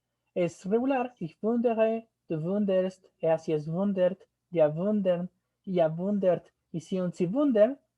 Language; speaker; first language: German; non-native, fluent; Spanish